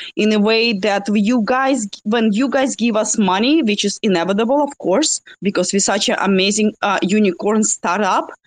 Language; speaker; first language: English; non-native, fluent; Russian